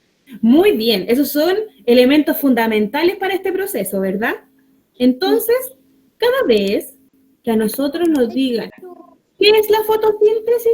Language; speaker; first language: Spanish; native; Spanish